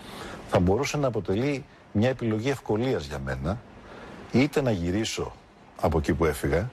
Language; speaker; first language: Greek; native; Greek